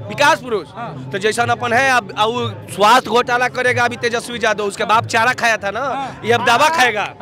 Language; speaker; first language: Hindi; native; Hindi